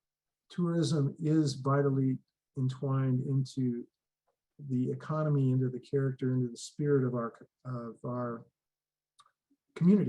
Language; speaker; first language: English; native; English